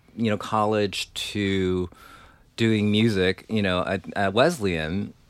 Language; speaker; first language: English; non-native, fluent; Chinese